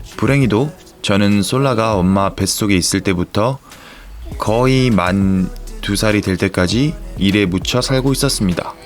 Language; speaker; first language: Korean; native; Korean